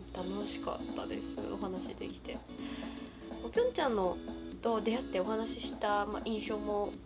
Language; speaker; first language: Japanese; native; Japanese